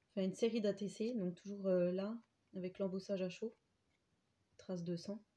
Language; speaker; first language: French; native; French